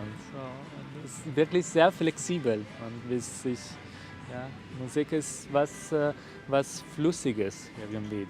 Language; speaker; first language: German; non-native, fluent; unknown